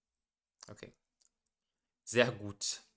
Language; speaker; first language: German; non-native, learner; English